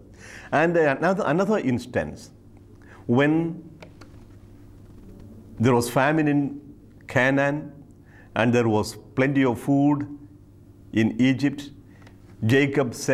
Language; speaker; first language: English; non-native, local second language; Malayalam